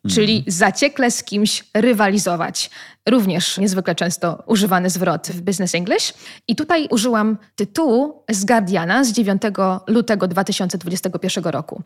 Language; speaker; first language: Polish; native; Polish